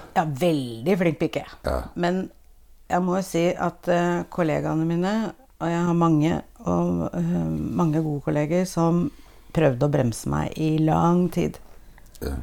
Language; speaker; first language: Norwegian; native; Norwegian